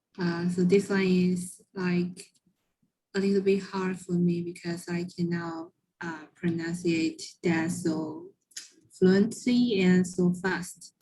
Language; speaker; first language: English; non-native, learner; Chinese